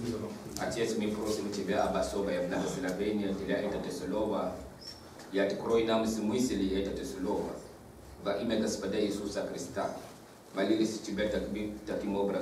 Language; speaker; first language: Russian; non-native, learner; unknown